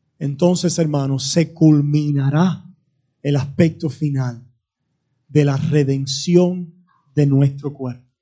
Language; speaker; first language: Spanish; native; Spanish